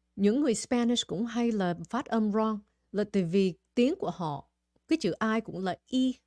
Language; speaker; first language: Vietnamese; early bilingual, heritage; Vietnamese